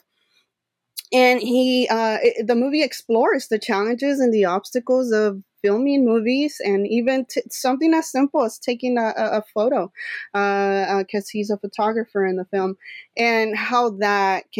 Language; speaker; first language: English; native; English